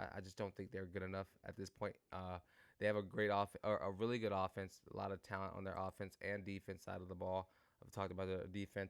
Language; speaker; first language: English; native; English